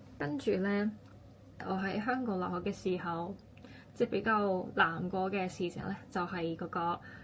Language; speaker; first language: Cantonese; non-native, fluent; Japanese